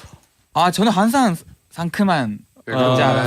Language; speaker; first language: Korean; non-native, fluent; Japanese